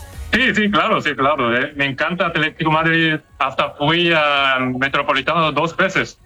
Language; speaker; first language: Spanish; non-native, fluent; Korean